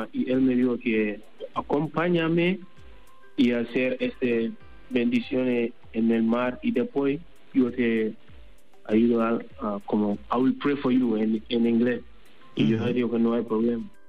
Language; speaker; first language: Spanish; non-native, learner; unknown